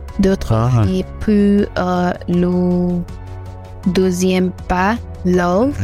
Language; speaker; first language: French; non-native, learner; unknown